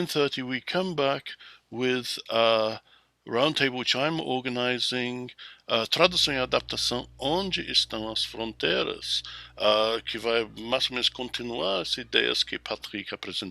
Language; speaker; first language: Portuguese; non-native, fluent; English